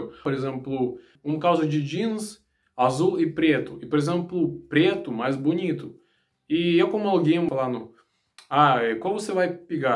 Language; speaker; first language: Portuguese; non-native, learner; Russian